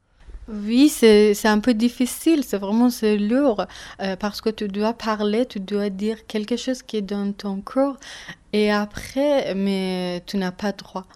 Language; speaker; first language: French; non-native, learner; Persian